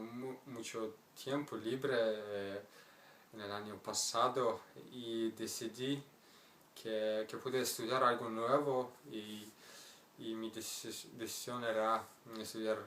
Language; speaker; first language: Spanish; non-native, learner; Kazakh